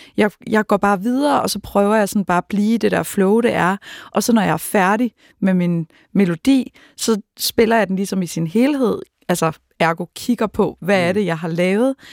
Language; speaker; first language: Danish; native; Danish